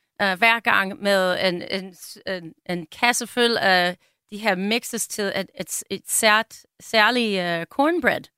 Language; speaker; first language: Danish; non-native, fluent; English